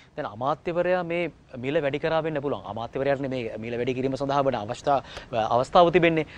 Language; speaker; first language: Sinhala; native; Sinhala